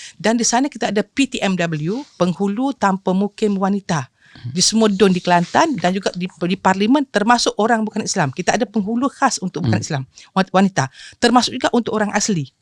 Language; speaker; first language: Malay; native; Malay